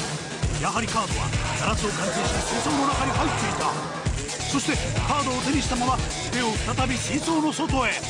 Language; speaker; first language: Japanese; native; Japanese